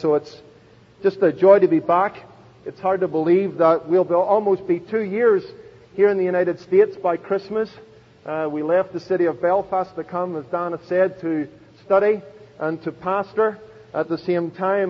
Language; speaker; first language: English; native; English